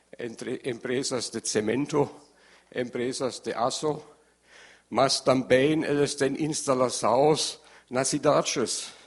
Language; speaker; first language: Portuguese; non-native, learner; German